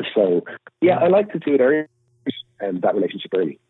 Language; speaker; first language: English; native; English